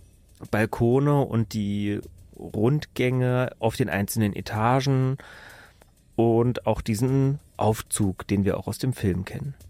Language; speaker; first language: German; native; German